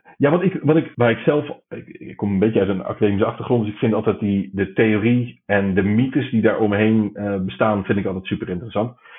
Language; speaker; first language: Dutch; native; Dutch